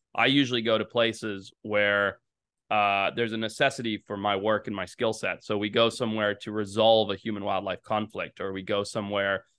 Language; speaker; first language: English; native; English